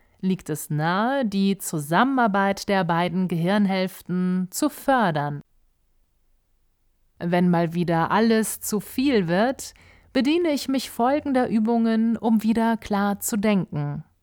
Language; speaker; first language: German; native; German